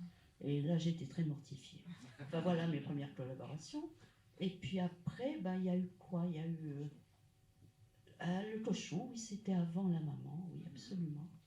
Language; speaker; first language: French; native; French